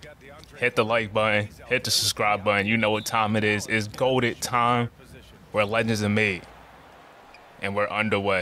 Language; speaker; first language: English; native; English